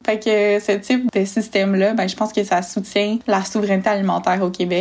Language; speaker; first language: French; native; French